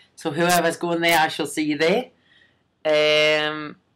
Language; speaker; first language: English; native; English